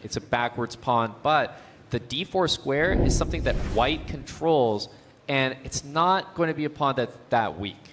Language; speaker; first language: English; native; English